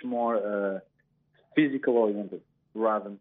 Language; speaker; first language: English; non-native, fluent; Portuguese